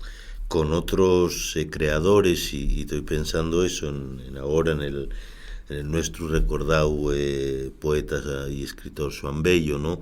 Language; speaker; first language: Spanish; native; Spanish